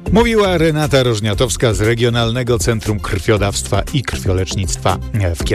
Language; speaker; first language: Polish; native; Polish